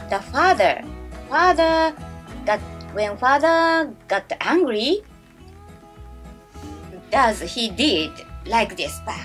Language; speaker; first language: English; non-native, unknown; Japanese